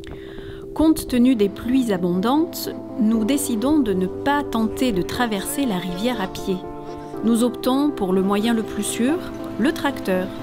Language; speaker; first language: French; native; French